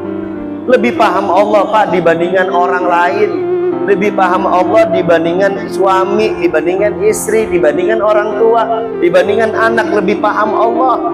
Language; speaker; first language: Indonesian; native; Indonesian